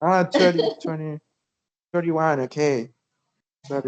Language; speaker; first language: English; non-native, learner; Spanish